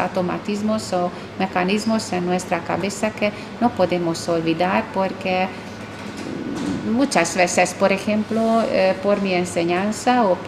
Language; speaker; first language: Spanish; non-native, fluent; Hungarian